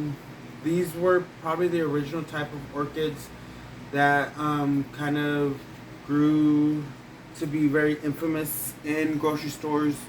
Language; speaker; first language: English; native; English